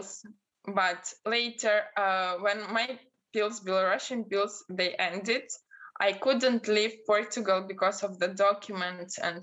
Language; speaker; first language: English; non-native, fluent; Russian